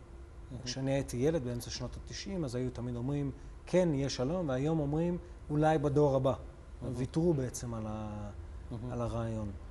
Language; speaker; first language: Hebrew; native; Hebrew